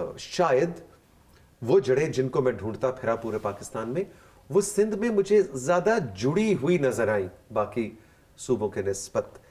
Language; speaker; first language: Urdu; non-native, local second language; Punjabi